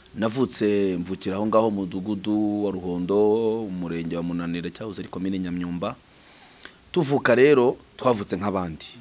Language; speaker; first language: Kinyarwanda; native; Kinyarwanda